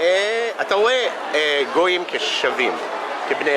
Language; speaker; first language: Hebrew; non-native, fluent; English